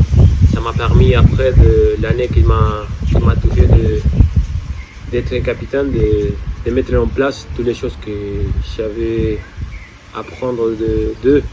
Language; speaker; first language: French; non-native, fluent; Spanish